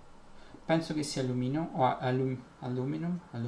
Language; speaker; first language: Italian; non-native, fluent; English